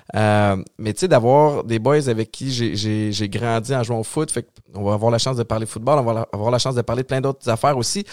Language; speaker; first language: French; native; French